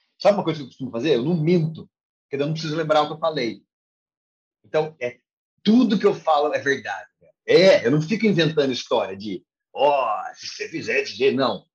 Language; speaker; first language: Portuguese; native; Portuguese